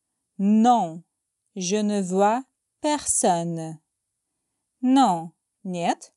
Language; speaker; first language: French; non-native, fluent; Russian